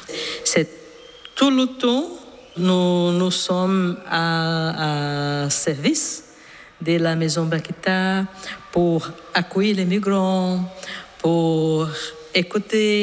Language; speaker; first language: French; non-native, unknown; Portuguese